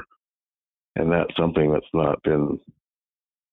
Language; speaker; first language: English; native; English